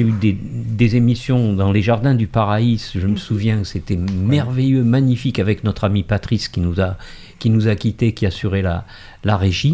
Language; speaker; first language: French; native; French